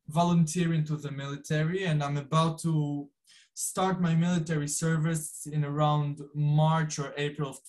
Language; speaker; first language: English; non-native, fluent; Hebrew